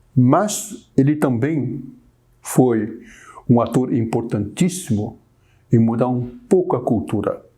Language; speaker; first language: Portuguese; early bilingual, other home language; Chinese